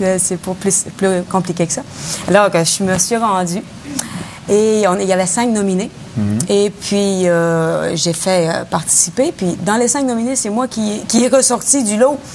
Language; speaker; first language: French; native; French